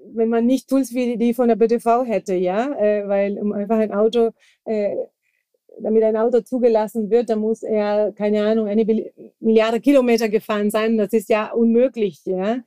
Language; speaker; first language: German; non-native, fluent; Spanish